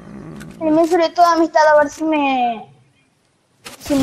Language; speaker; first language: Spanish; native; Spanish